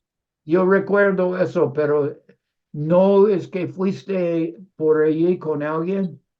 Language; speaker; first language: Spanish; non-native, fluent; English